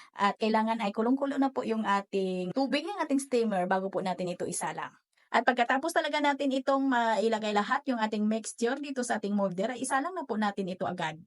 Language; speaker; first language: Filipino; non-native, local second language; Cebuano